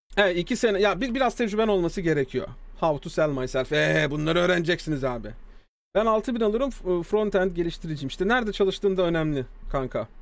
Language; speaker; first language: Turkish; early bilingual, heritage; Turkish